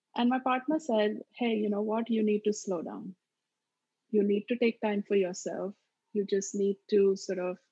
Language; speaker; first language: English; non-native, local second language; Marathi